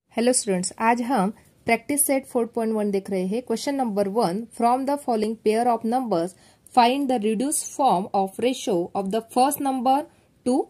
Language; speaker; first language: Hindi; non-native, local second language; Marathi